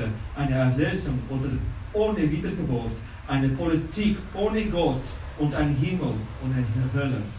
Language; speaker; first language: German; non-native, fluent; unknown